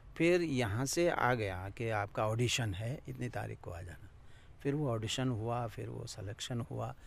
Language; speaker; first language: Hindi; non-native, local second language; Garhwali